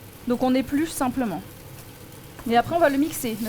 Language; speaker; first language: French; native; French